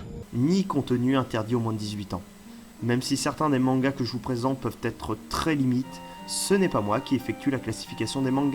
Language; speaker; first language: French; native; French